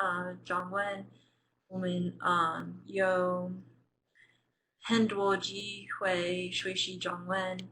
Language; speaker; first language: Chinese; non-native, learner; English